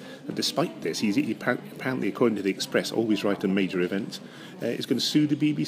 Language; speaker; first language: English; native; English